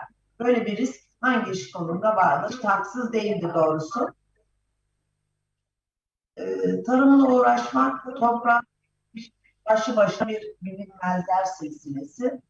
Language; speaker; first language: Turkish; native; Turkish